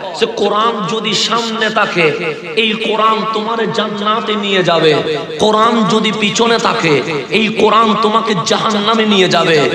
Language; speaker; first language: Bangla; non-native, local second language; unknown